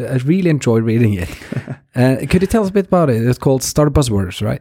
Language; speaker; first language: English; non-native, fluent; Norwegian